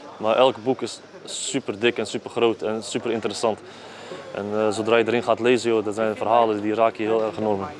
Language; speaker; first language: Dutch; early bilingual, other home language; Bosnian